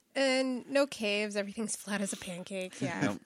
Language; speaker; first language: English; native; English